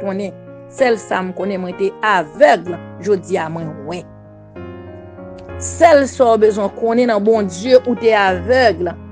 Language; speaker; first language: French; non-native, local second language; Haitian Creole